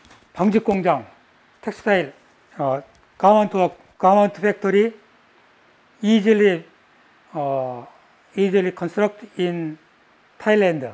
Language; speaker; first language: English; non-native, learner; Korean